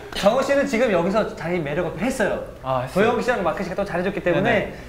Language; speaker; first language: Korean; native; Korean